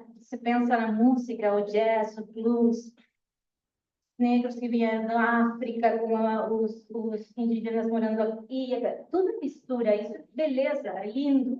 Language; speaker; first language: Portuguese; non-native, fluent; Spanish